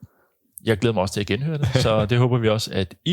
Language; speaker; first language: Danish; native; Danish